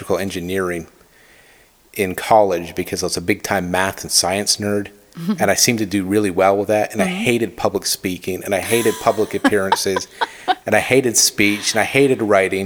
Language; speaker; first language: English; native; English